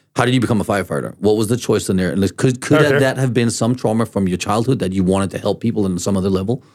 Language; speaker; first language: English; early bilingual, other home language; Danish